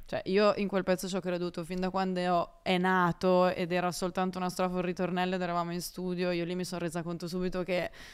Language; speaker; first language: Italian; native; Italian